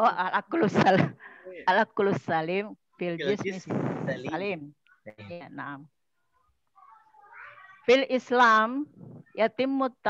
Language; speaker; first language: Arabic; non-native, learner; Indonesian